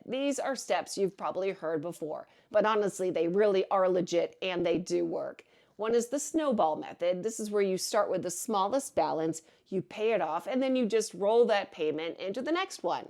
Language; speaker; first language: English; native; English